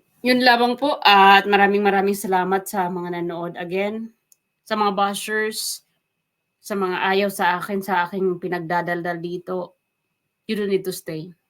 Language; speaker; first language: Filipino; non-native, local second language; Waray